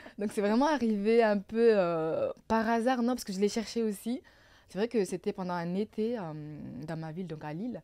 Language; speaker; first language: French; early bilingual, other home language; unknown